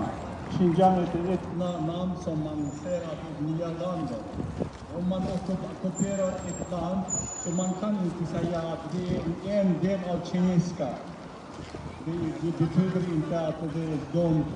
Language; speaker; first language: Swedish; non-native, fluent; Uyghur